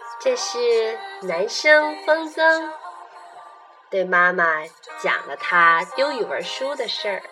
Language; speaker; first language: Chinese; native; Chinese